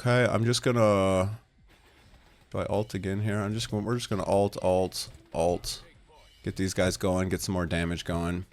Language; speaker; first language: English; native; English